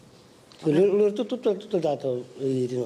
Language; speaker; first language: Italian; non-native, learner; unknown